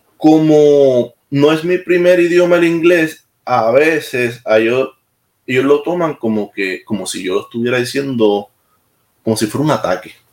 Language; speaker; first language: Spanish; native; Spanish